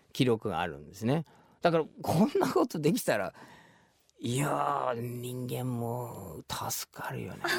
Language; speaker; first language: Japanese; non-native, fluent; English